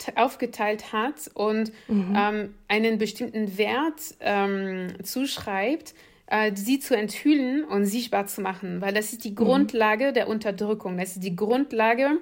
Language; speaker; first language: German; non-native, fluent; French